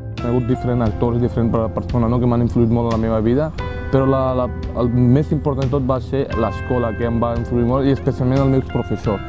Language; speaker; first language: Catalan; non-native, fluent; Urdu